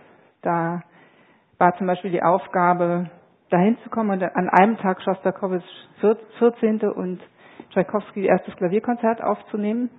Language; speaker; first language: German; native; German